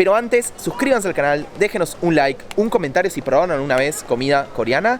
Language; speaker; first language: Spanish; native; Spanish